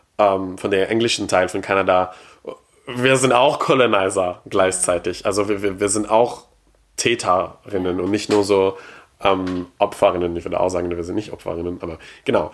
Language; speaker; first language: German; non-native, fluent; French